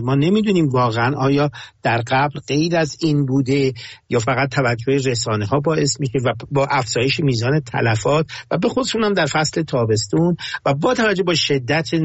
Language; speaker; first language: Persian; native; Persian